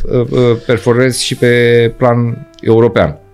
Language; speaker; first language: Romanian; native; Romanian